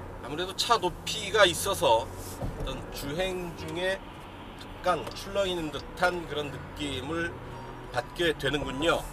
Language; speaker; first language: Korean; native; Korean